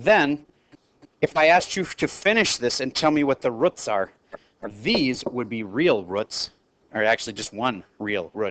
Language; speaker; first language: English; native; English